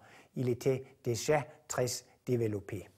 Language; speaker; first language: French; non-native, fluent; Danish